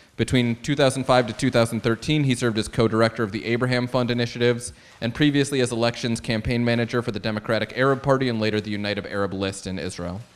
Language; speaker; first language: English; native; English